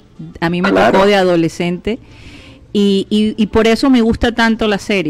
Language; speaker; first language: Spanish; native; Spanish